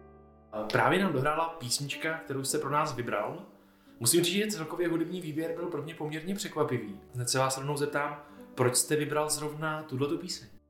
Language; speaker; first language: Czech; native; Czech